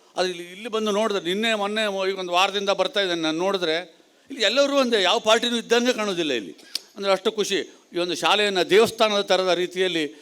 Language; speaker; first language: Kannada; native; Kannada